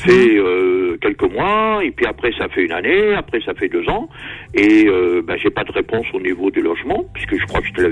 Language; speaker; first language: French; native; French